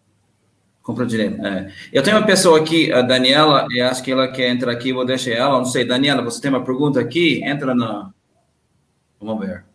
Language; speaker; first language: Portuguese; non-native, learner; English